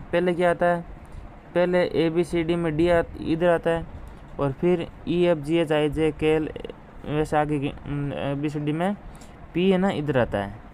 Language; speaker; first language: Hindi; native; Hindi